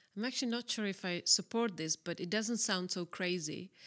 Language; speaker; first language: English; non-native, fluent; Czech